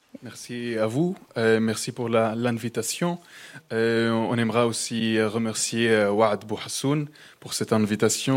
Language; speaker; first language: French; non-native, fluent; Arabic